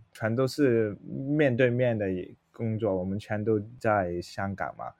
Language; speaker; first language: Chinese; non-native, local second language; Cantonese